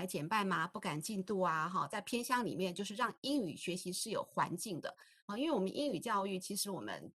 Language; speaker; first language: Chinese; native; Chinese